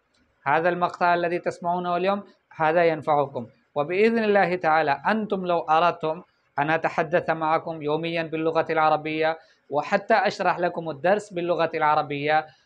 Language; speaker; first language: Arabic; non-native, fluent; Urdu